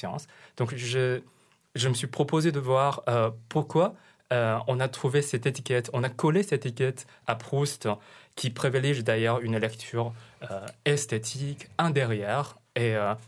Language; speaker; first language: French; non-native, fluent; Chinese